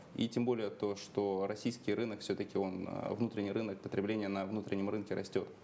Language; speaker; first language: Russian; native; Russian